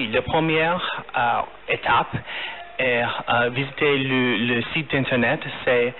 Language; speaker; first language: French; non-native, fluent; English